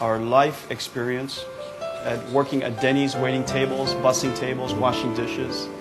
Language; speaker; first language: English; early bilingual, other home language; Chinese